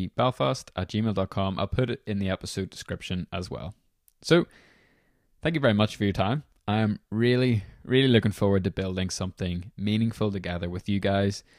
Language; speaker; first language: English; native; English